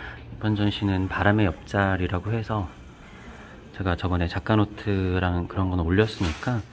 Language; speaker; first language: Korean; native; Korean